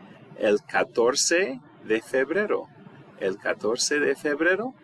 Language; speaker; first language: Spanish; non-native, fluent; English